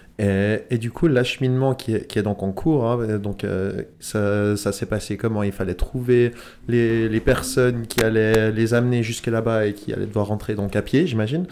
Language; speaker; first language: French; native; French